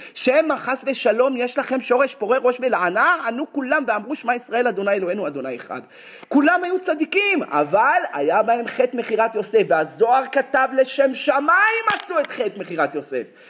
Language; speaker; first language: Hebrew; native; Hebrew